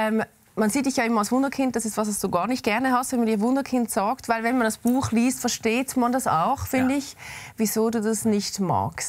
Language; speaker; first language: German; native; German